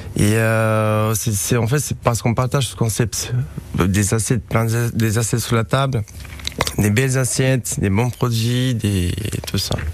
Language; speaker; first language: French; non-native, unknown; Romanian